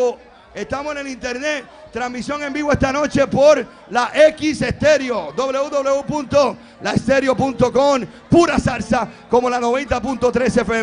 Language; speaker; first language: Spanish; native; Spanish